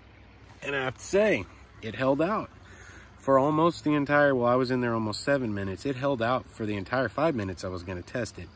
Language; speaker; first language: English; native; English